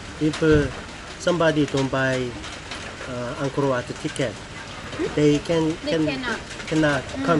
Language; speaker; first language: English; non-native, learner; Korean